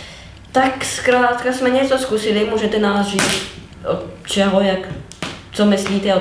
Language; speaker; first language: Czech; non-native, learner; French